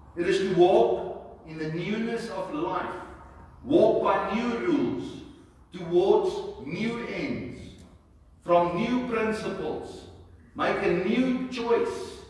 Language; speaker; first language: English; non-native, local second language; Afrikaans